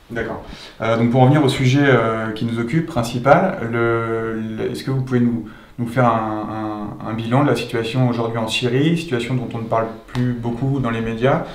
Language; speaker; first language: French; native; French